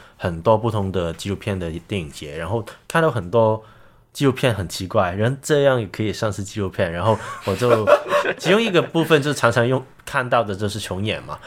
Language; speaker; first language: Chinese; non-native, local second language; Cantonese